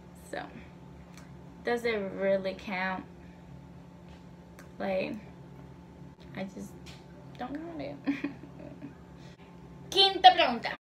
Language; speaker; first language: English; early bilingual, other home language; Spanish